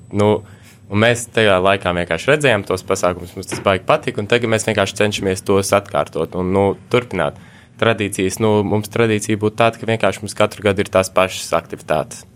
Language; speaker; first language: Latvian; early bilingual, heritage; Latvian